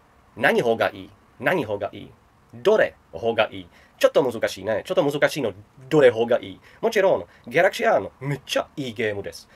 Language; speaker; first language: Japanese; non-native, learner; Czech